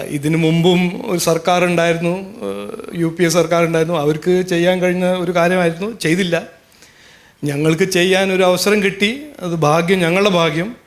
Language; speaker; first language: Malayalam; early bilingual, heritage; Malayalam